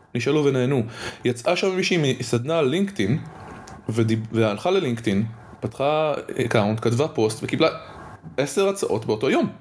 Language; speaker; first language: Hebrew; native; Hebrew